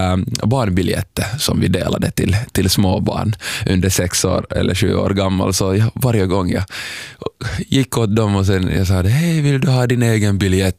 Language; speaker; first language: Swedish; non-native, local second language; Somali